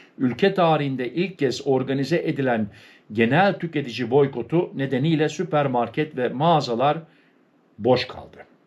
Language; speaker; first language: Turkish; early bilingual, heritage; Turkish